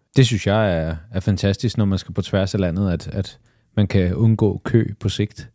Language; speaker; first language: Danish; early bilingual, other home language; Arabic